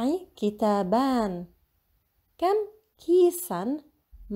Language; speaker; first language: Arabic; non-native, fluent; English